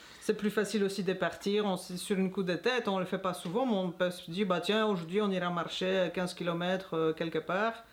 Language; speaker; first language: French; non-native, fluent; Polish